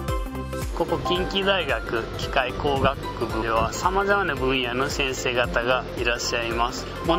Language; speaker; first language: Japanese; non-native, fluent; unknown